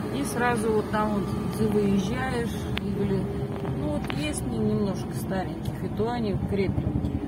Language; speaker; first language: Russian; native; Russian